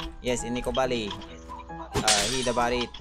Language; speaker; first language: English; non-native, local second language; Filipino